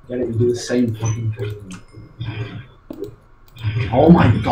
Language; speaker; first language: English; native; English